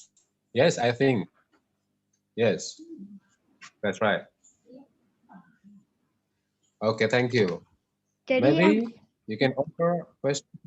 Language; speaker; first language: English; non-native, learner; Indonesian